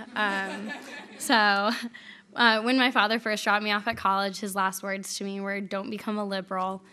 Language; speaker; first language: English; native; English